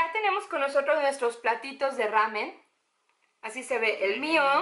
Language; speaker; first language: Spanish; native; Spanish